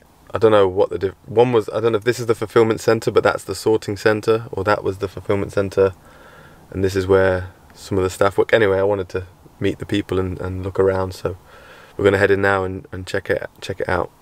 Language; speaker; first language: English; native; English